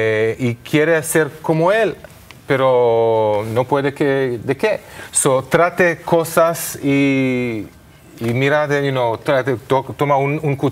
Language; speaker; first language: Spanish; non-native, learner; Hebrew